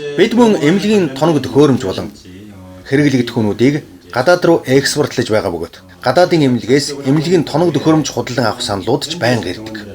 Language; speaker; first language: Mongolian; non-native, fluent; Korean